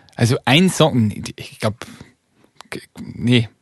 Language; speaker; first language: German; native; German